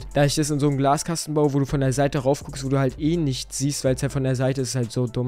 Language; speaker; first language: German; native; German